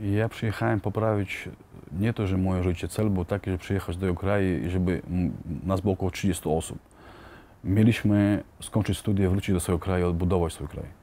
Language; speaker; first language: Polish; non-native, fluent; Chechen